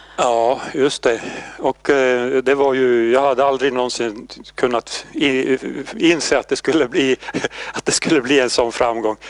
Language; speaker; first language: Swedish; native; Swedish